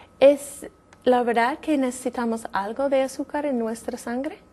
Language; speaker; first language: Spanish; non-native, fluent; English